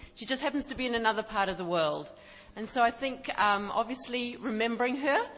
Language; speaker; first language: English; native; English